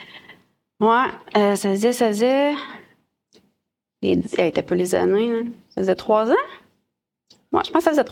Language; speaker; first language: French; native; French